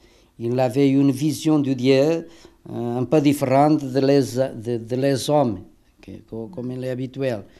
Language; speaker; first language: French; non-native, fluent; Portuguese